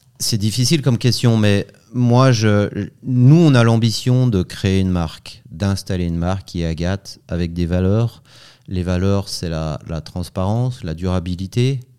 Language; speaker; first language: French; native; French